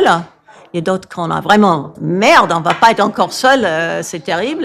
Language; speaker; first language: French; non-native, fluent; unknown